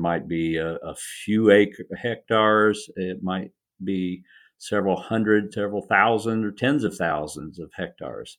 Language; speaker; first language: English; native; English